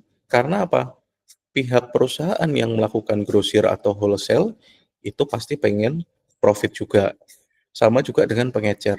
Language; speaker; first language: Indonesian; native; Indonesian